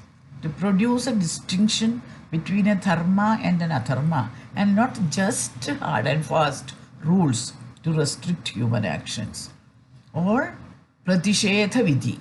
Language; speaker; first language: English; non-native, fluent; Malayalam